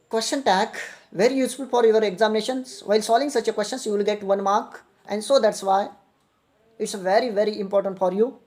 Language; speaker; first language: English; non-native, local second language; Marathi